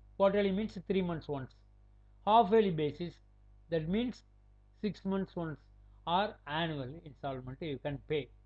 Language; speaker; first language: English; non-native, local second language; Tamil